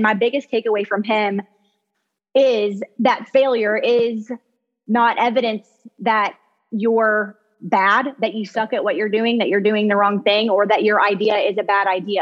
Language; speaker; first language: English; native; English